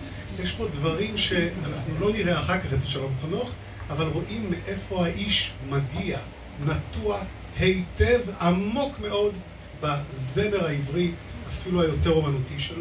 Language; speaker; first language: Hebrew; native; Hebrew